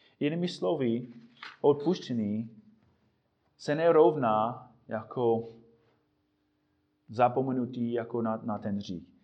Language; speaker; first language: Czech; non-native, fluent; English